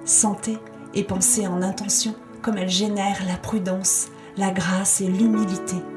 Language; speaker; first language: French; native; French